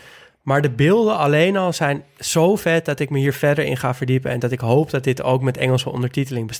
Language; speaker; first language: Dutch; native; Dutch